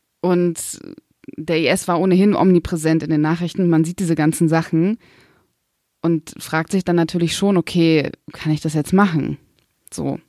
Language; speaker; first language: German; early bilingual, other home language; Kurdish